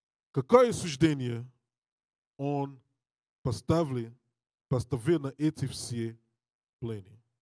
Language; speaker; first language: Russian; non-native, learner; English